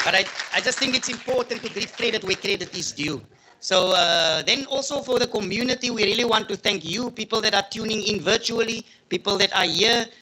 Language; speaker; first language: English; non-native, local second language; Afrikaans